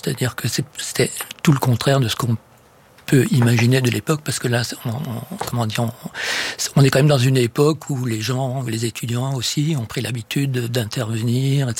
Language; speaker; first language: French; native; French